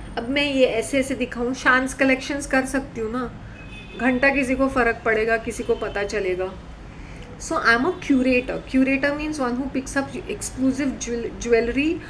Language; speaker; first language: Hindi; native; Hindi